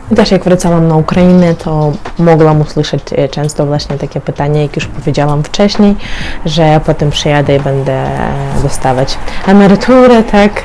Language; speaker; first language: Polish; non-native, fluent; Ukrainian